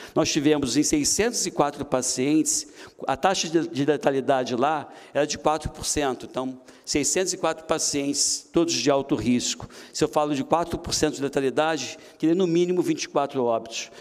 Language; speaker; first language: Portuguese; native; Portuguese